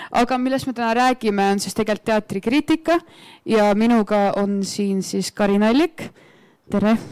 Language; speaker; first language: Estonian; native; Estonian